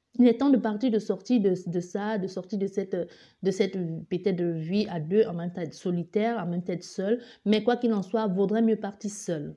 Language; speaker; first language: French; native; French